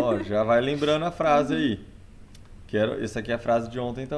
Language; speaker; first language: Portuguese; native; Portuguese